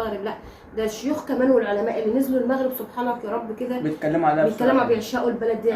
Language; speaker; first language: Arabic; native; Arabic